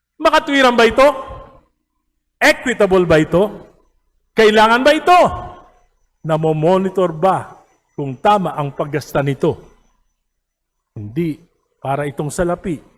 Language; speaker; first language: Filipino; native; Filipino